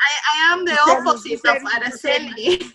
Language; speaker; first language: English; non-native, learner; Spanish